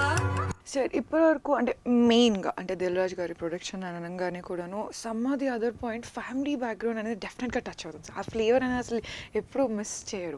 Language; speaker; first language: Telugu; native; Telugu